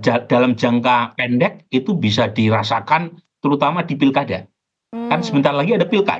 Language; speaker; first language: Indonesian; native; Indonesian